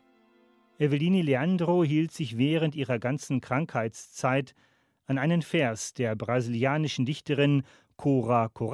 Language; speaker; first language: German; native; German